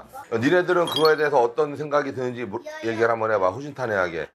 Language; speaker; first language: Korean; native; Korean